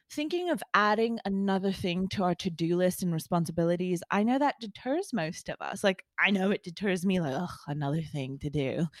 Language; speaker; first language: English; native; English